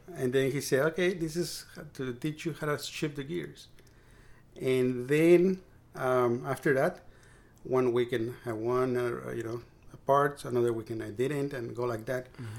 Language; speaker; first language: English; non-native, fluent; Spanish